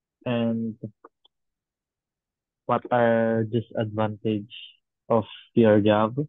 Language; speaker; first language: English; non-native, learner; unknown